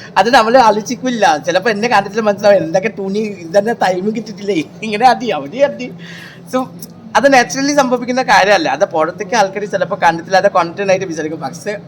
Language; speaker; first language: Malayalam; non-native, local second language; Assamese